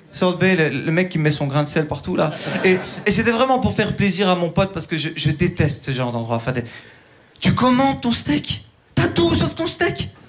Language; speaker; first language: French; early bilingual, other home language; Turkish